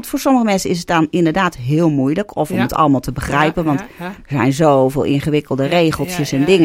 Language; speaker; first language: Dutch; native; Dutch